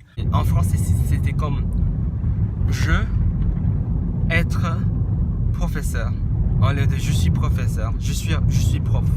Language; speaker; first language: French; non-native, fluent; English